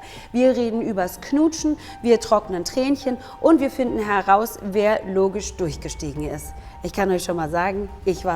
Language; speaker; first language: German; native; German